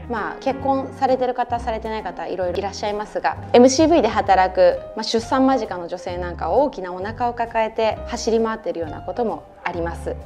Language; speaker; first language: Japanese; native; Japanese